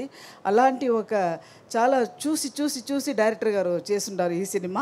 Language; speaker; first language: Telugu; non-native, learner; Tamil